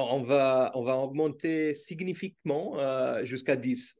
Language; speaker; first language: French; non-native, learner; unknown